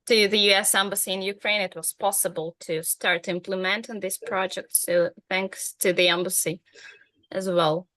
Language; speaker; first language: English; non-native, fluent; Ukrainian